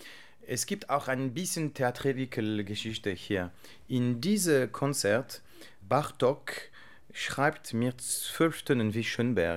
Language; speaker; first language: German; non-native, learner; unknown